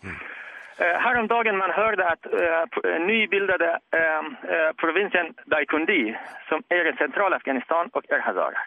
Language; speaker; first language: Swedish; non-native, fluent; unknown